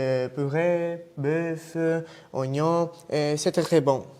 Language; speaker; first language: French; non-native, learner; Italian